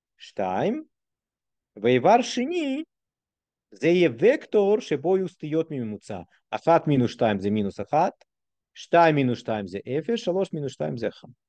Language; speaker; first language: Hebrew; non-native, fluent; Russian